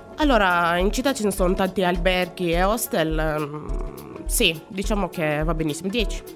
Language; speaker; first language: Italian; non-native, fluent; Russian